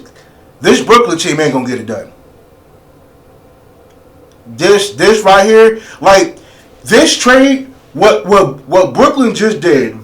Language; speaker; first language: English; native; English